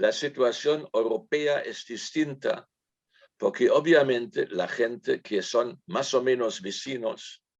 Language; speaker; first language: Spanish; non-native, fluent; German